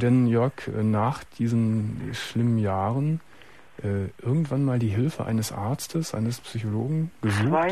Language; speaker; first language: German; native; German